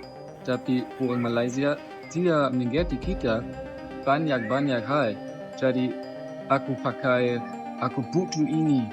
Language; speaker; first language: Indonesian; non-native, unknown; German